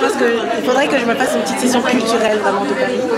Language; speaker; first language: French; native; French